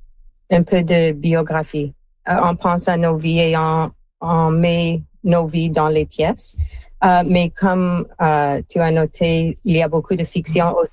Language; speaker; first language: French; non-native, fluent; English